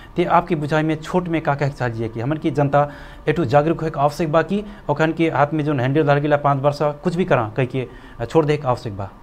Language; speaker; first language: Bhojpuri; non-native, local second language; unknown